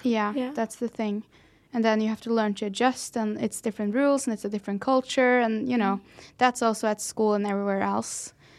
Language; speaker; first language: English; non-native, fluent; Norwegian